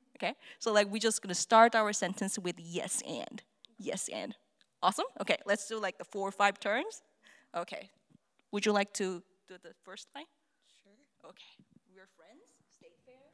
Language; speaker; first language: English; non-native, fluent; Korean